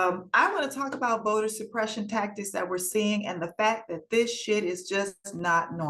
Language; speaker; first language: English; native; English